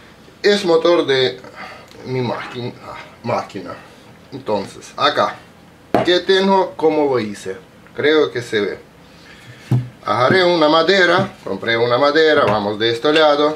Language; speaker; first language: Spanish; non-native, learner; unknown